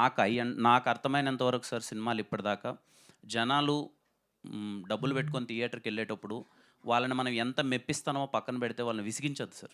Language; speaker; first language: Telugu; native; Telugu